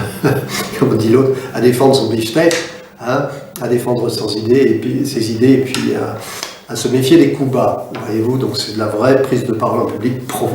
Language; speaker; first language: French; native; French